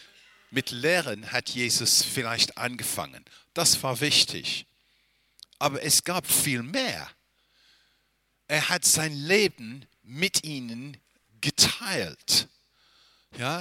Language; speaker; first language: German; non-native, fluent; English